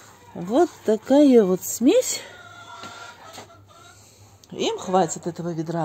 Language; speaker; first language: Russian; non-native, local second language; Ingush